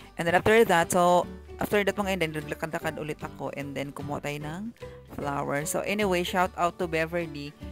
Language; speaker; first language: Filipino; non-native, local second language; Cebuano